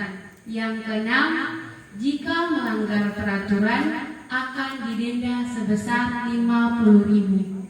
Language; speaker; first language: Indonesian; native; Indonesian